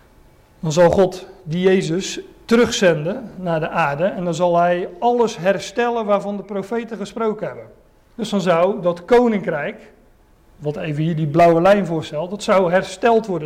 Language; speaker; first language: Dutch; native; Dutch